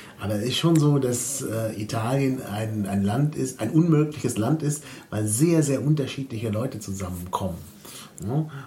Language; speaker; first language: German; native; German